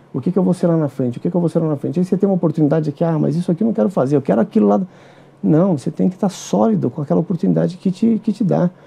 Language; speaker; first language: Portuguese; native; Portuguese